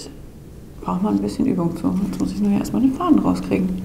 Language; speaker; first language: German; native; German